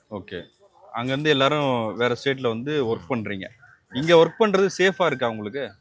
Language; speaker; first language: Tamil; native; Tamil